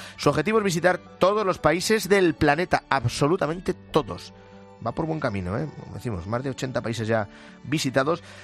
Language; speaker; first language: Spanish; native; Spanish